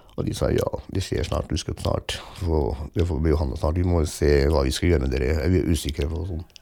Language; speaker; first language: Norwegian; early bilingual, other home language; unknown